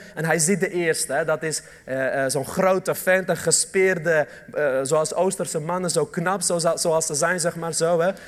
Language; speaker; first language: Dutch; early bilingual, other home language; Armenian